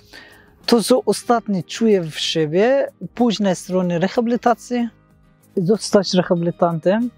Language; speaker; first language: Polish; non-native, learner; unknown